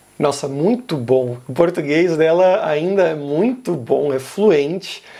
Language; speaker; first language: Portuguese; native; Portuguese